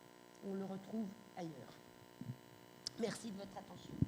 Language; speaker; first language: French; native; French